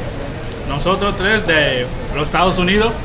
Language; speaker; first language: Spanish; early bilingual, other home language; English